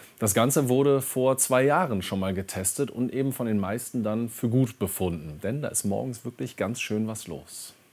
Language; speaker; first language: German; native; German